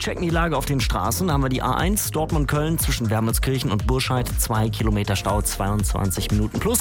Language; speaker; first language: German; native; German